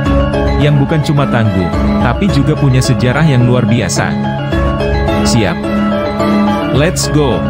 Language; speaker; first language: Indonesian; native; Indonesian